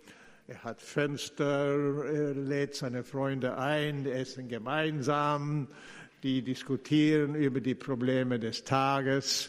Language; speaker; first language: German; non-native, fluent; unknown